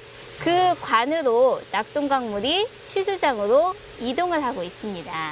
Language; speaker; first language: Korean; native; Korean